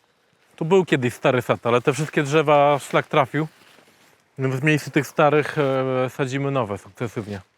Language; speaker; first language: Polish; native; Polish